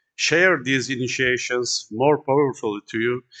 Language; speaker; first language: English; non-native, fluent; Turkish